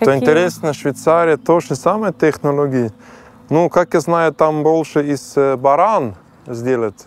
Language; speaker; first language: Russian; non-native, learner; German